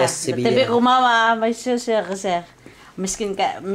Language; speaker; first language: Dutch; non-native, learner; Cebuano